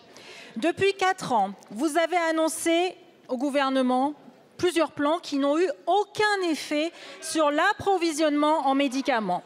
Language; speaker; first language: French; native; French